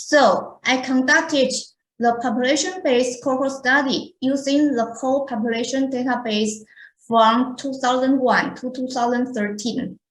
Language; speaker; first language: English; non-native, fluent; Chinese